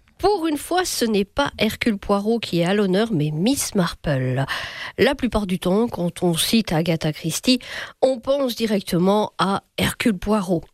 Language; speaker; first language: French; native; French